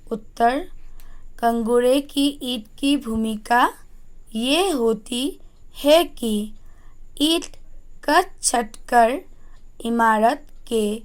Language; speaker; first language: Hindi; non-native, local second language; Assamese